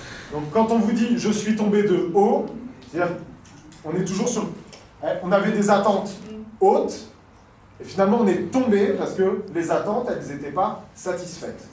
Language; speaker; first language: French; native; French